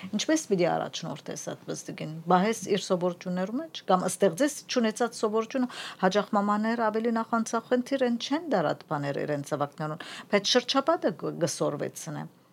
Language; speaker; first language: Armenian; native; Armenian